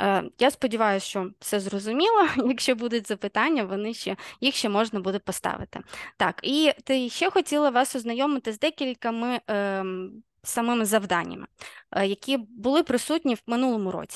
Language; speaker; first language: Ukrainian; native; Ukrainian